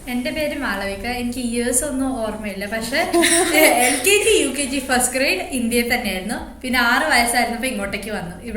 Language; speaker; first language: Malayalam; early bilingual, heritage; Malayalam